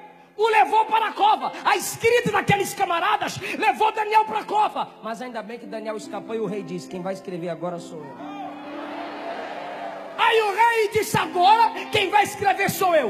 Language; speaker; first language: Portuguese; native; Portuguese